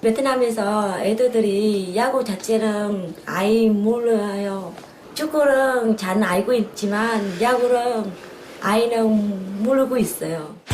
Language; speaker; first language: Korean; non-native, learner; Vietnamese